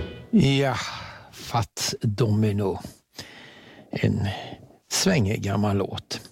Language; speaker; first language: Swedish; native; Swedish